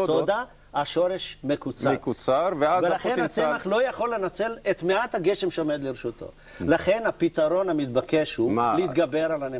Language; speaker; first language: Hebrew; native; Hebrew